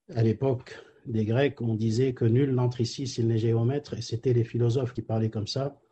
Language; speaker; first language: French; non-native, local second language; Arabic